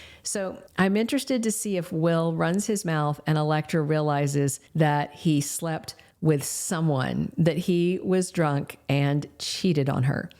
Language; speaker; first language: English; native; English